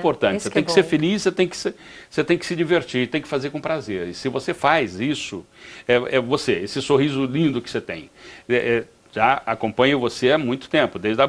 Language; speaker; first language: Portuguese; native; Portuguese